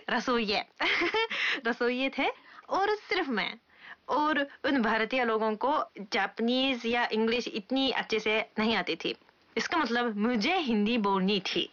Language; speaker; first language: Hindi; non-native, fluent; Japanese